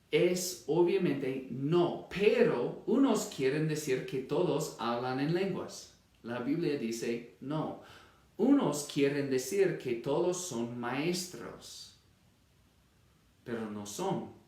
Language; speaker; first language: Spanish; non-native, fluent; English